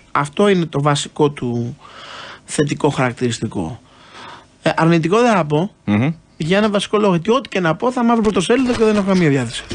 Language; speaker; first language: Greek; native; Greek